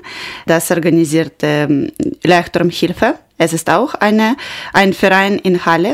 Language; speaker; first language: German; non-native, learner; Ukrainian